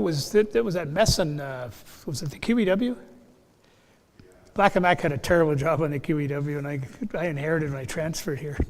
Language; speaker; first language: English; native; English